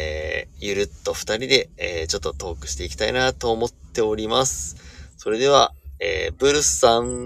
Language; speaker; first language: Japanese; native; Japanese